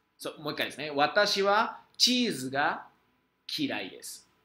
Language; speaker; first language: Japanese; non-native, fluent; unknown